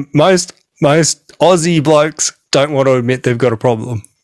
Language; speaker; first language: English; native; English